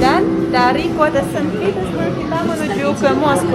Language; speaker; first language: Indonesian; non-native, fluent; Russian